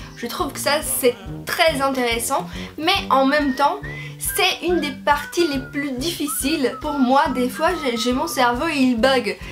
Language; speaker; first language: French; non-native, fluent; Portuguese